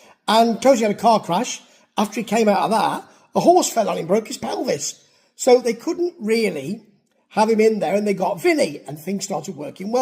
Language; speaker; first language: English; native; English